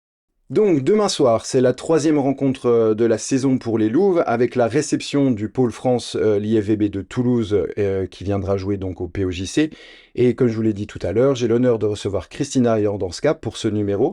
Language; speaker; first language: French; native; French